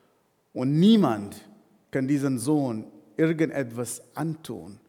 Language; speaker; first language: German; non-native, fluent; Arabic